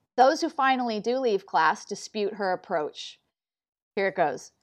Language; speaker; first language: English; native; English